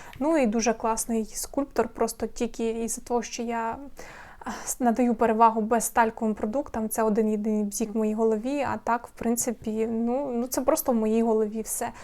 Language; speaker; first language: Ukrainian; non-native, local second language; Russian